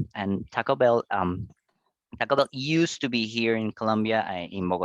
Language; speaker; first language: English; non-native, fluent; Spanish